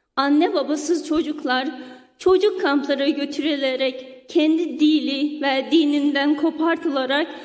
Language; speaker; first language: Turkish; non-native, fluent; Uyghur